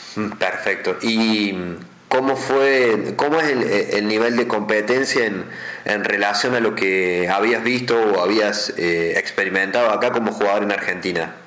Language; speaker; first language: Spanish; native; Spanish